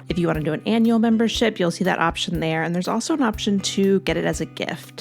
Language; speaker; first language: English; native; English